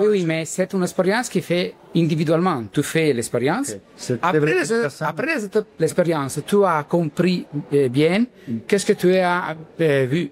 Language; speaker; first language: French; non-native, learner; Italian